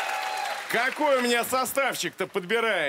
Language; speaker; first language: Russian; native; Russian